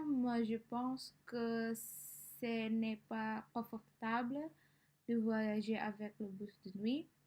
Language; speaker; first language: French; non-native, learner; Indonesian